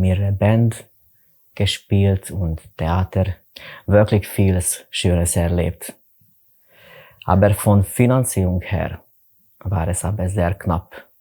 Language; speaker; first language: German; non-native, learner; Hungarian